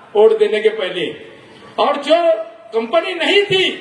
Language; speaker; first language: Hindi; non-native, local second language; Urdu